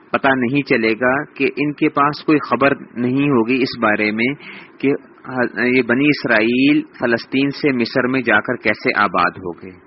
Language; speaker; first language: Urdu; native; Urdu